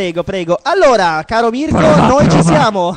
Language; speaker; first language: Italian; native; Italian